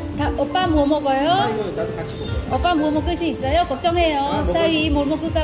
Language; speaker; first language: Korean; non-native, fluent; Vietnamese